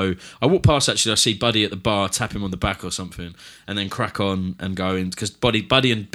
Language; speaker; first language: English; native; English